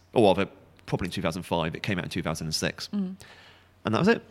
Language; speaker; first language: English; native; English